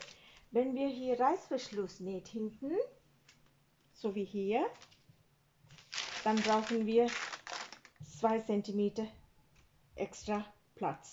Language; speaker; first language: German; non-native, learner; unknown